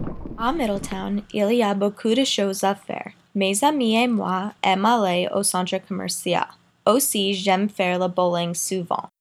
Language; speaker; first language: French; non-native, learner; English